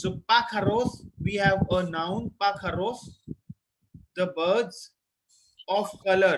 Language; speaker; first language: English; non-native, local second language; Hindi